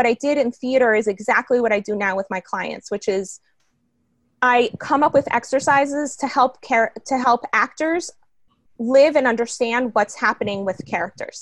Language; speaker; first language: English; early bilingual, other home language; Spanish